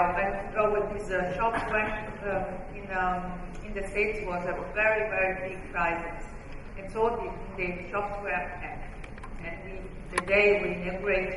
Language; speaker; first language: English; non-native, fluent; Italian